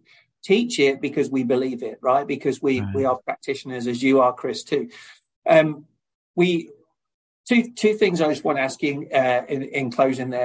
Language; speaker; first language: English; native; English